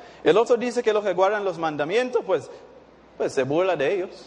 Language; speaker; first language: Spanish; non-native, fluent; English